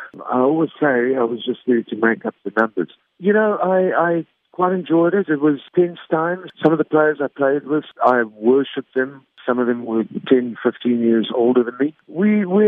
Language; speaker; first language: English; native; English